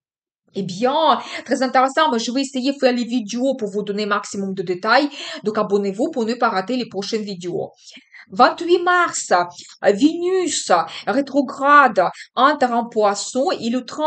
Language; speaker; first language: French; non-native, fluent; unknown